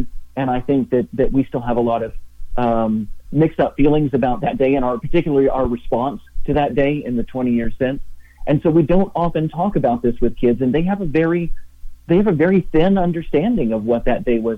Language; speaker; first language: English; native; English